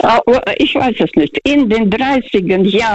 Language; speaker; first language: German; non-native, fluent; Russian